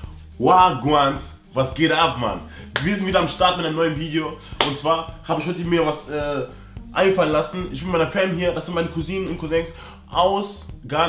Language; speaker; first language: German; early bilingual, other home language; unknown